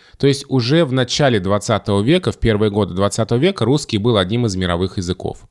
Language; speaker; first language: Russian; native; Russian